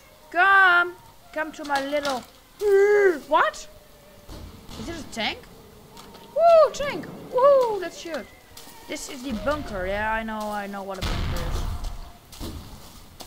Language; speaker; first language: English; non-native, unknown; Dutch